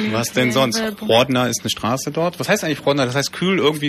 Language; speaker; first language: German; native; German